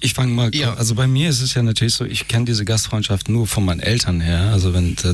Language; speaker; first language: German; early bilingual, other home language; Persian